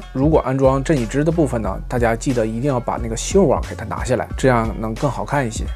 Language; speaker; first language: Chinese; native; Chinese